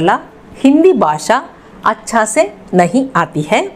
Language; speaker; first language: Hindi; non-native, local second language; Kannada